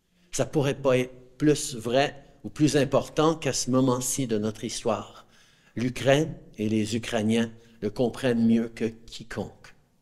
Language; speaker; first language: French; early bilingual, heritage; French